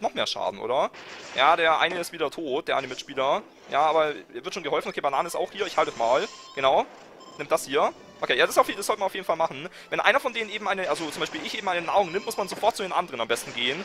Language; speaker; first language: German; native; German